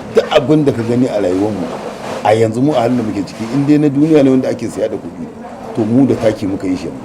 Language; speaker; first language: Hausa; native; Hausa